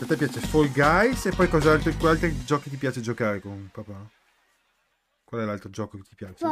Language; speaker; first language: Italian; native; Italian